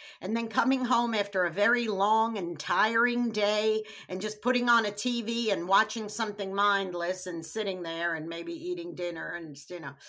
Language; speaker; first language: English; native; English